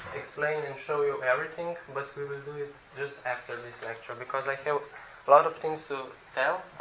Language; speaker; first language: English; non-native, fluent; Slovenian